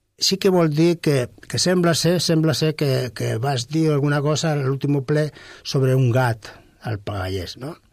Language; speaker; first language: Catalan; non-native, local second language; Spanish